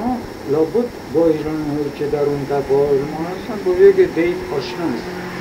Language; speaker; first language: Persian; native; Persian